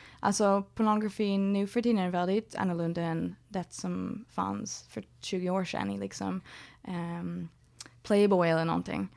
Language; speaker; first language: Swedish; non-native, fluent; English